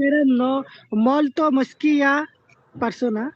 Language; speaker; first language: Italian; non-native, learner; Bangla